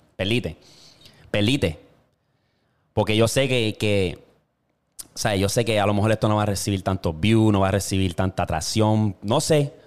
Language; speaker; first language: Spanish; native; Spanish